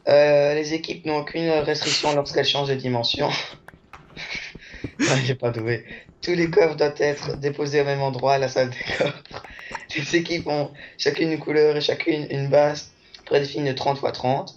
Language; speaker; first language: French; native; French